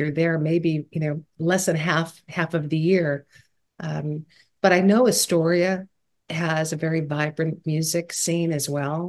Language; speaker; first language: English; native; English